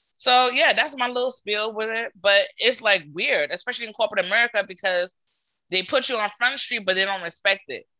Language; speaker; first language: English; native; English